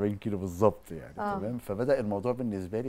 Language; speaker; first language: Arabic; native; Arabic